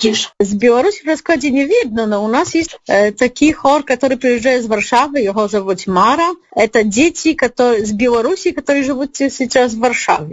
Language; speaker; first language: Belarusian; non-native, local second language; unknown